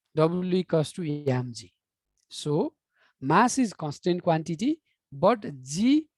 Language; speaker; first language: English; non-native, local second language; Nepali